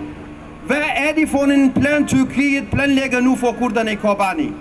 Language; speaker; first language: Danish; non-native, fluent; Kurdish